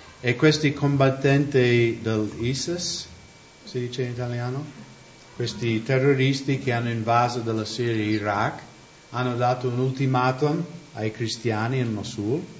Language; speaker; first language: Italian; non-native, fluent; English